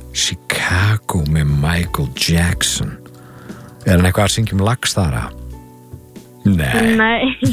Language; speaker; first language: Icelandic; native; Icelandic